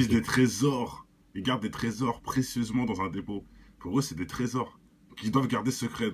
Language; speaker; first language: French; native; French